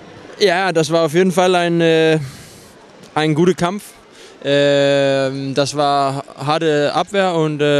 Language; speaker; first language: German; non-native, fluent; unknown